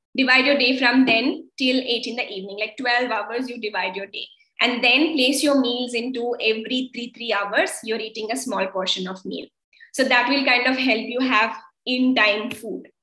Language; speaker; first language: English; non-native, local second language; Kannada